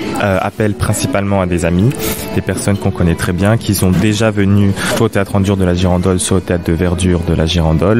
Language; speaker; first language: French; native; French